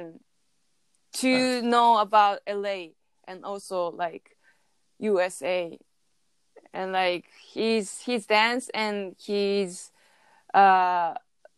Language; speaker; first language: English; non-native, learner; Japanese